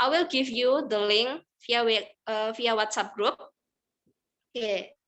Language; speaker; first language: English; non-native, learner; Indonesian